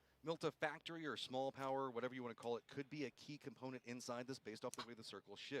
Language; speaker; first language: English; native; English